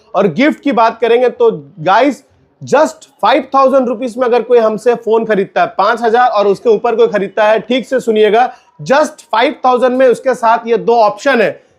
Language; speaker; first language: Hindi; non-native, local second language; Bangla